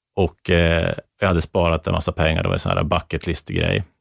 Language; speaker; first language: Swedish; native; Swedish